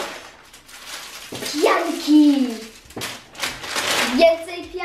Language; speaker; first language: Polish; early bilingual, heritage; Polish